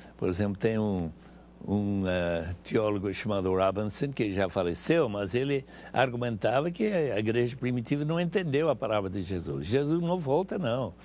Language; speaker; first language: Portuguese; non-native, fluent; English